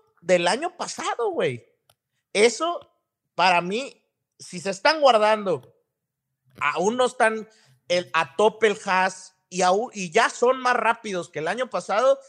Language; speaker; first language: Spanish; native; Spanish